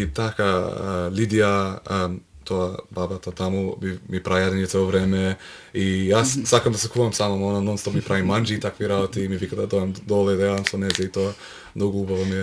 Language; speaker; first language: Macedonian; early bilingual, heritage; Macedonian